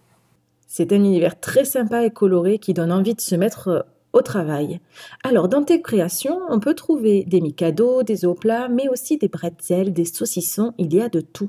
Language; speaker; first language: French; native; French